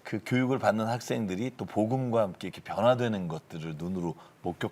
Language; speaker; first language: Korean; native; Korean